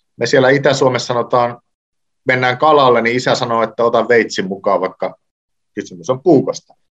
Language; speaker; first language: Finnish; native; Finnish